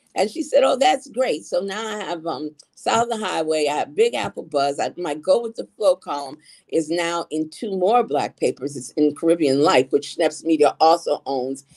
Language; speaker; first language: English; native; English